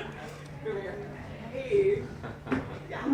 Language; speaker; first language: Dutch; non-native, fluent; English